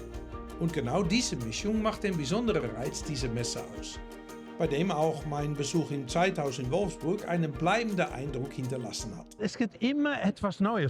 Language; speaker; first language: German; native; German